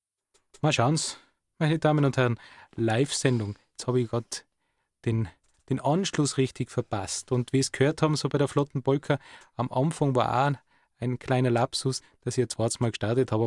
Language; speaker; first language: German; native; German